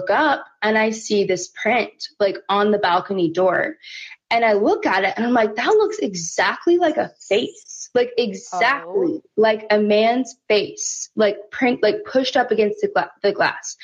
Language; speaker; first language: English; native; English